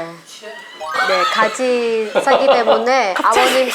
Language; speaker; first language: Korean; non-native, learner; Vietnamese